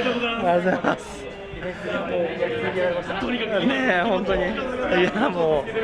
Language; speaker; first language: Japanese; native; Japanese